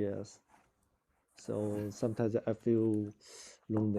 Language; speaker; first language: English; non-native, learner; Chinese